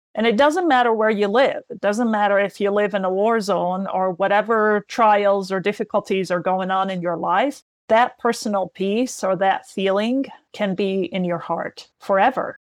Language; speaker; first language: English; non-native, fluent; Arabic